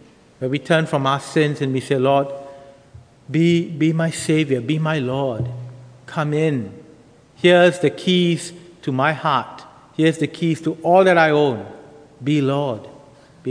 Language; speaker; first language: English; native; English